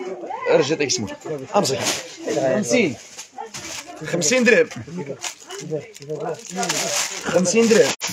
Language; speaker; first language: Arabic; native; Arabic